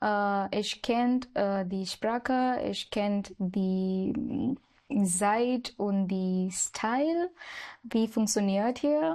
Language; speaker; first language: German; non-native, learner; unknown